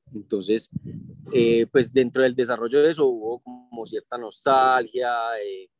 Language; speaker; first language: Spanish; native; Spanish